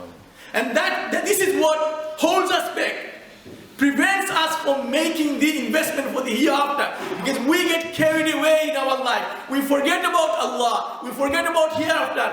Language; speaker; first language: English; non-native, fluent; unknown